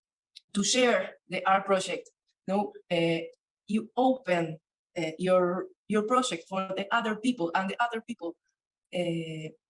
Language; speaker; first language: English; non-native, learner; Spanish